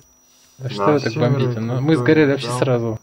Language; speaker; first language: Russian; native; Russian